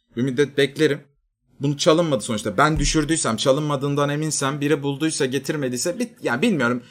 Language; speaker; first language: Turkish; native; Turkish